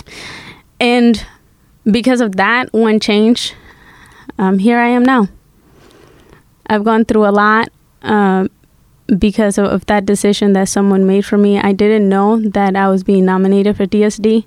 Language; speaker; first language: English; non-native, fluent; Spanish